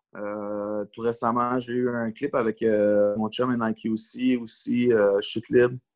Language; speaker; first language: French; native; French